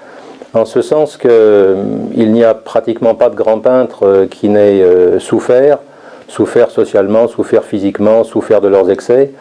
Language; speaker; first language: French; native; French